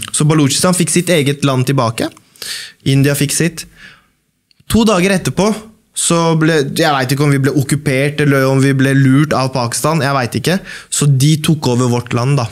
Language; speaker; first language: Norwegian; early bilingual, other home language; Baluchi